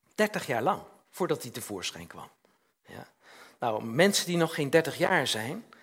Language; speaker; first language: Dutch; native; Dutch